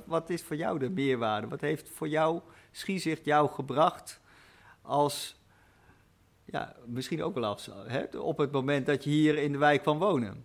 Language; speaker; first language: Dutch; native; Dutch